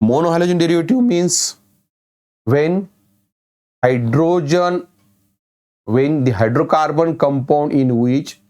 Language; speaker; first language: English; non-native, local second language; Marathi